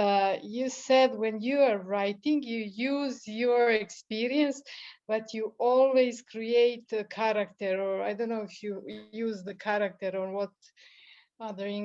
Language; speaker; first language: English; non-native, fluent; Serbian